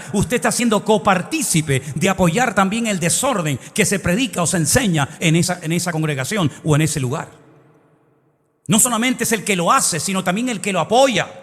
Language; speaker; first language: Spanish; native; Spanish